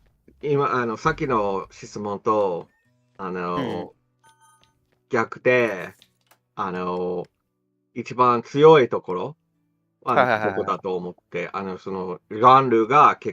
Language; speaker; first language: Japanese; non-native, fluent; English